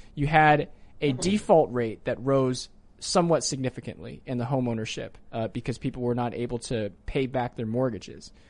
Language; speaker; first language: English; native; English